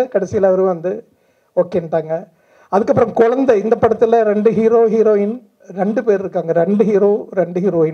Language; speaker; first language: Tamil; non-native, fluent; Malayalam